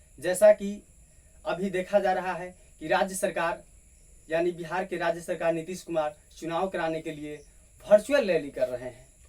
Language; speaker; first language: Hindi; native; Hindi